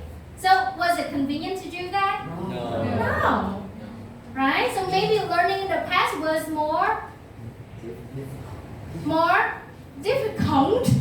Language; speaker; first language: English; non-native, fluent; Vietnamese